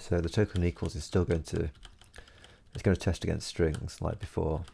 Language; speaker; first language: English; native; English